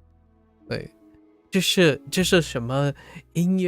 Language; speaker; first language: Chinese; non-native, learner; English